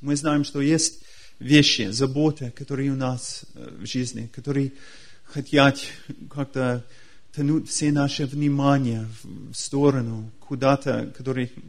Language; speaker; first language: Russian; non-native, fluent; English